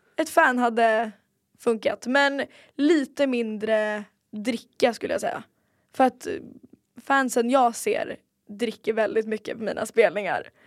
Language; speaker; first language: Swedish; native; Swedish